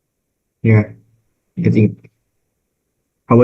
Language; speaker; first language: English; non-native, learner; Indonesian